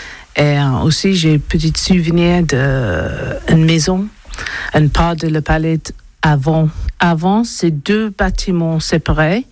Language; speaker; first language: French; non-native, learner; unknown